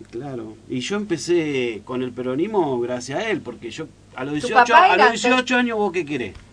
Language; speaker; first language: Spanish; native; Spanish